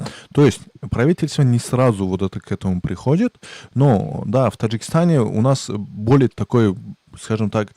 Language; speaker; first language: Russian; non-native, local second language; Tajik